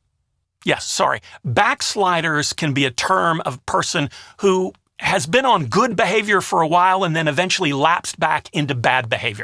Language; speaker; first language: English; native; English